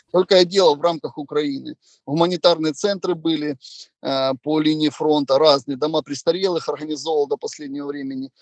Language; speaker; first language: Russian; native; Russian